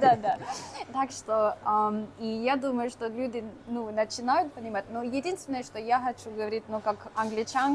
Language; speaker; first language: Russian; non-native, fluent; English